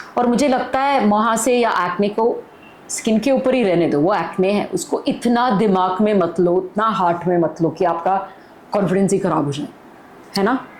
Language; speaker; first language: Hindi; non-native, local second language; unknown